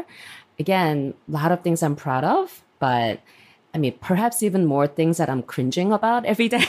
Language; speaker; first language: English; non-native, fluent; Korean